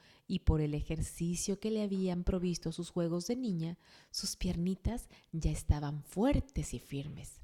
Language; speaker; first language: Spanish; native; Spanish